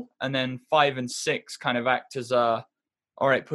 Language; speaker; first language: English; native; English